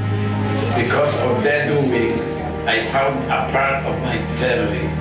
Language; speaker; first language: English; non-native, fluent; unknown